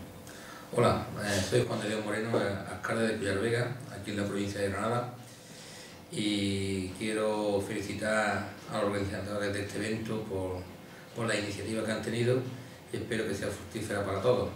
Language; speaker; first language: Spanish; native; Spanish